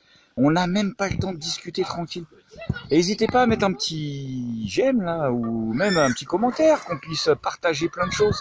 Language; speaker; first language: French; native; French